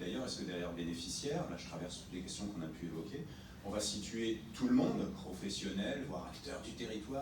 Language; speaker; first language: French; native; French